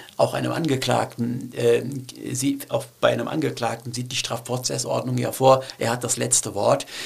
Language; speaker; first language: German; early bilingual, other home language; Turkish